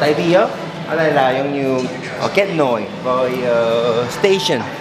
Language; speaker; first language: Vietnamese; non-native, learner; Korean